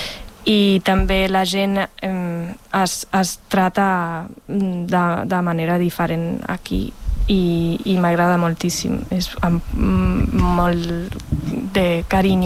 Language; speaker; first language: Catalan; non-native, fluent; German